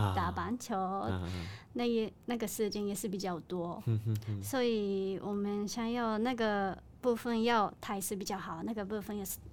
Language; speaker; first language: Chinese; non-native, learner; Japanese